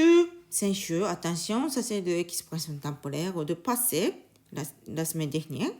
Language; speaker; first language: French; non-native, learner; Japanese